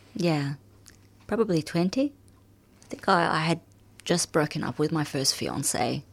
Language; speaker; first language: English; early bilingual, other home language; Arabic